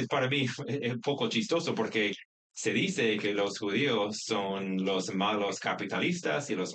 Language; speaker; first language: Spanish; non-native, fluent; English